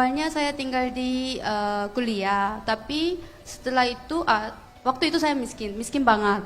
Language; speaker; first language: Indonesian; non-native, fluent; Korean